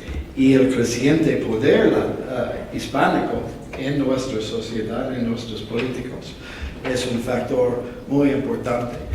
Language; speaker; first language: Spanish; non-native, fluent; English